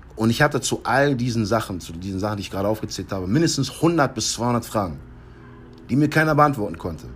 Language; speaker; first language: German; early bilingual, heritage; English